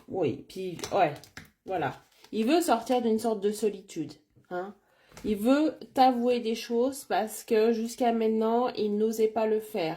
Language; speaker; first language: French; native; French